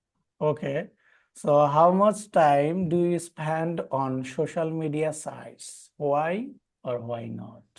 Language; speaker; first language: English; non-native, learner; Bangla